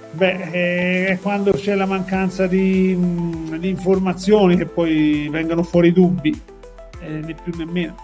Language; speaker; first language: Italian; native; Italian